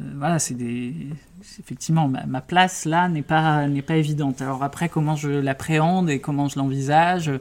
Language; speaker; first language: French; native; French